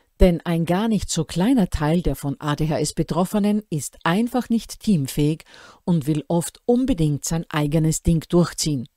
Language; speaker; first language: German; native; German